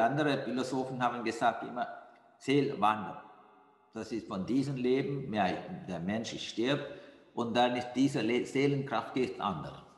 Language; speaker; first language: German; non-native, fluent; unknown